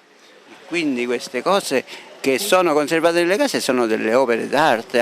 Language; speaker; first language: Italian; native; Italian